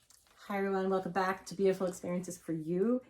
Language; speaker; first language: English; native; English